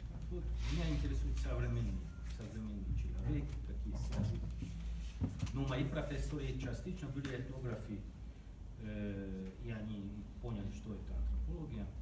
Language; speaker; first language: Russian; non-native, learner; Hungarian